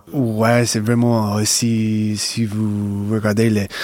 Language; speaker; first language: French; non-native, fluent; English